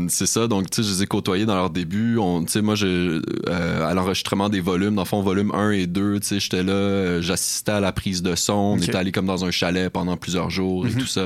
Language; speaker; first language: French; native; French